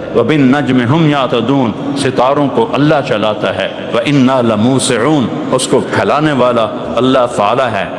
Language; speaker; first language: Urdu; non-native, local second language; Punjabi